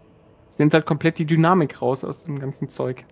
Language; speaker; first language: German; native; German